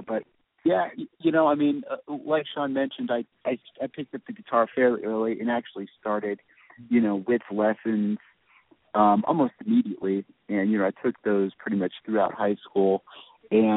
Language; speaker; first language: English; native; English